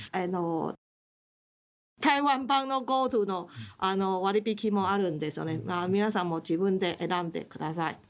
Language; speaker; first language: Japanese; non-native, fluent; Chinese